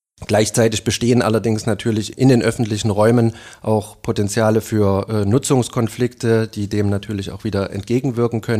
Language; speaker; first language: German; native; German